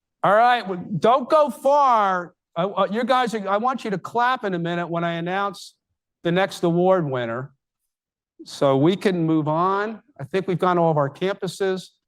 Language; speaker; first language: English; native; English